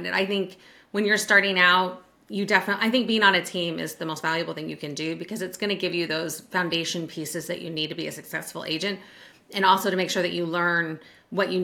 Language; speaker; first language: English; native; English